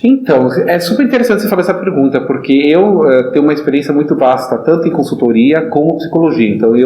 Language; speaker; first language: Portuguese; non-native, fluent; German